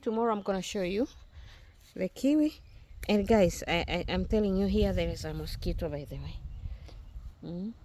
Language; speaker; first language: English; non-native, learner; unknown